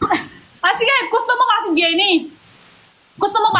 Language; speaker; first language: Filipino; non-native, learner; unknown